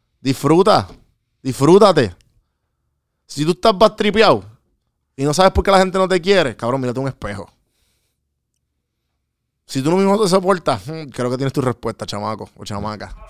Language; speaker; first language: Spanish; native; Spanish